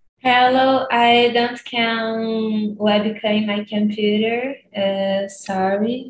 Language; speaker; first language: English; non-native, learner; Portuguese